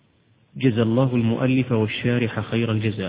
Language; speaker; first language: Arabic; native; Arabic